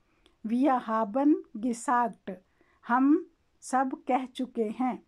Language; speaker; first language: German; non-native, learner; Urdu